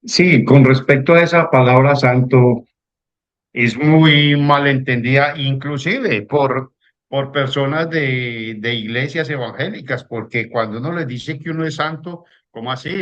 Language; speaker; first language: Spanish; native; Spanish